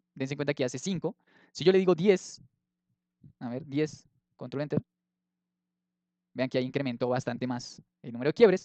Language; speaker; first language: Spanish; native; Spanish